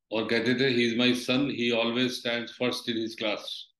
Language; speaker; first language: Hindi; native; Hindi